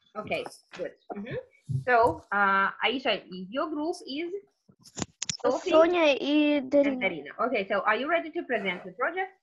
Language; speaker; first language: English; non-native, fluent; Russian